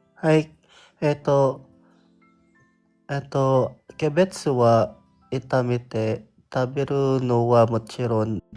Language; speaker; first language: Japanese; non-native, learner; Filipino